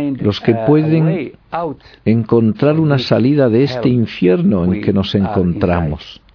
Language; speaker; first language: Spanish; non-native, fluent; Arabic